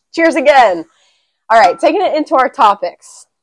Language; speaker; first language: English; native; English